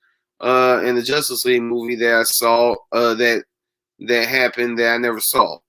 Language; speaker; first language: English; native; English